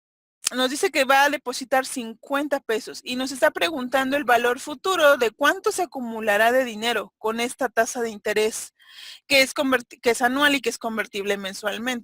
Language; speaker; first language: Spanish; native; Spanish